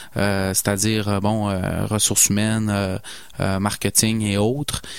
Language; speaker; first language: French; native; French